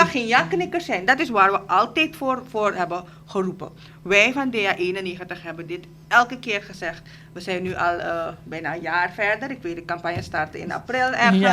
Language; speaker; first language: Dutch; native; Dutch